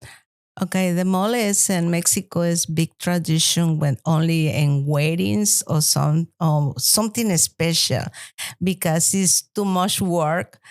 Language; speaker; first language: English; non-native, learner; Spanish